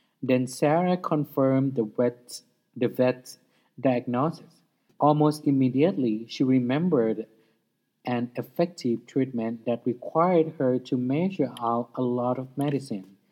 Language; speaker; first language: English; non-native, fluent; Thai